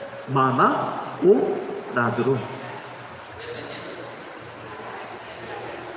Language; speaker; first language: Spanish; non-native, learner; Korean